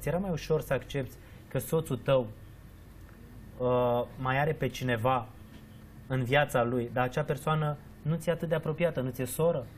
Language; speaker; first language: Romanian; native; Romanian